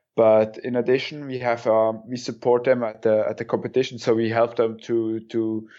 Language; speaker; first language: English; non-native, fluent; German